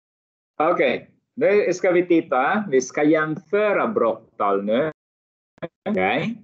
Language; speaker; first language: Swedish; non-native, learner; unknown